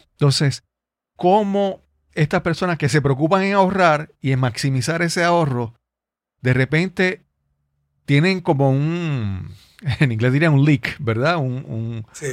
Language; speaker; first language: Spanish; native; Spanish